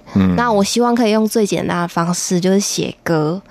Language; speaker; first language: Chinese; native; Chinese